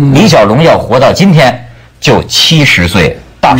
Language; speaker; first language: Chinese; native; Chinese